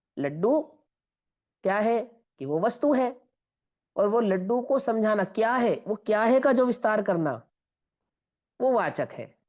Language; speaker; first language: Hindi; non-native, local second language; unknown